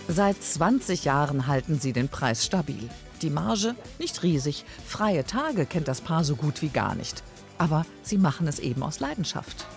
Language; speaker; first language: German; native; German